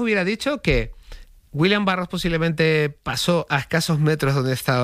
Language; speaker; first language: Spanish; native; Spanish